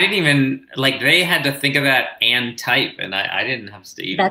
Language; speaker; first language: English; native; English